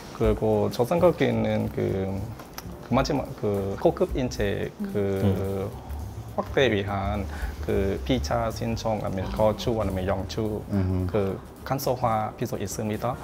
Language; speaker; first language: Korean; non-native, learner; Vietnamese